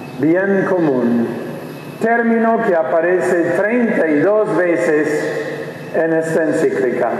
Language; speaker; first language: Spanish; non-native, fluent; English